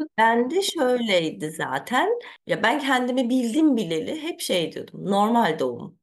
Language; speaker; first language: Turkish; early bilingual, heritage; Turkish